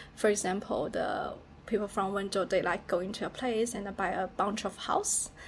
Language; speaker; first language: English; non-native, fluent; Chinese